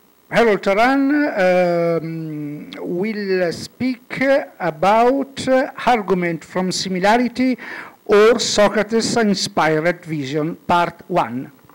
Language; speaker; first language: English; non-native, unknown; Italian